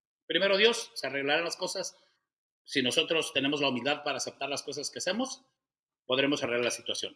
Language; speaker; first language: Spanish; early bilingual, heritage; Spanish